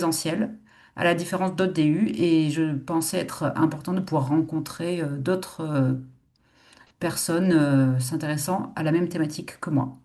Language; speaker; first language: French; native; French